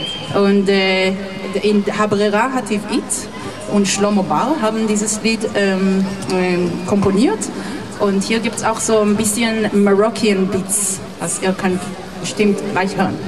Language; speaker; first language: German; non-native, fluent; Hebrew